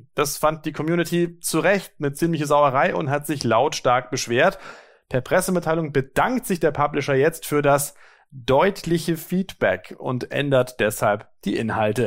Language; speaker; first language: German; native; German